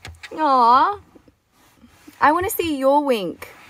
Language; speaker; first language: English; early bilingual, other home language; Korean